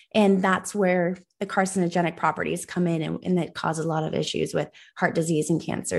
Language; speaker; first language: English; native; English